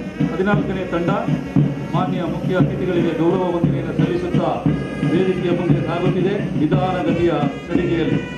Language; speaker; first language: Kannada; native; Kannada